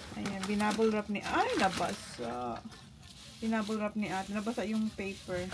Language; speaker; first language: Filipino; non-native, local second language; Bikol